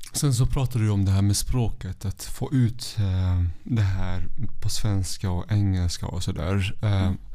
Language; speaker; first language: Swedish; early bilingual, other home language; Central Kurdish